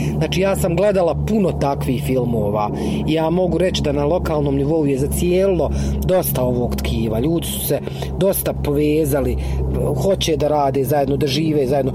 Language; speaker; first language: Bosnian; native; Bosnian